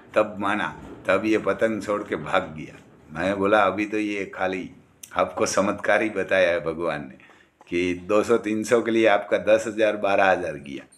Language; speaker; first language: Hindi; non-native, local second language; Gujarati